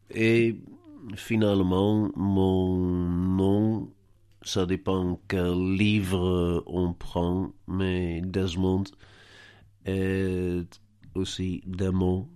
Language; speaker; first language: French; non-native, fluent; Dutch